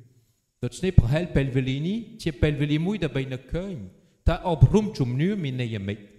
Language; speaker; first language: Khmer; non-native, fluent; French